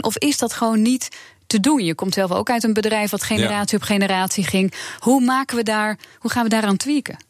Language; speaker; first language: Dutch; native; Dutch